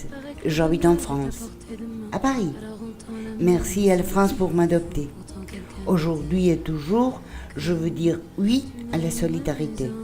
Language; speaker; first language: French; non-native, learner; Spanish